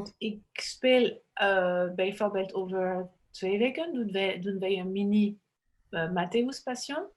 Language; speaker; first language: Dutch; non-native, fluent; French